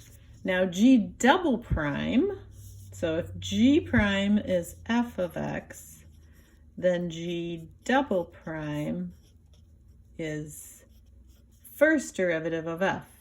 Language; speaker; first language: English; native; English